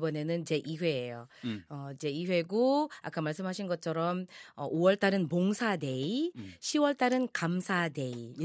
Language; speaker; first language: Korean; non-native, fluent; Filipino